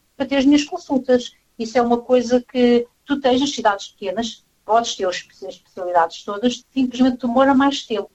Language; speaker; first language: Portuguese; native; Portuguese